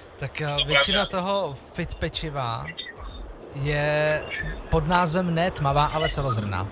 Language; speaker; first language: Czech; native; Czech